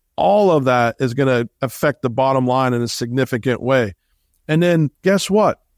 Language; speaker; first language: English; native; English